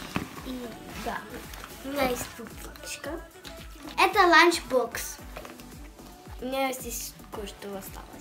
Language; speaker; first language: Russian; early bilingual, heritage; Russian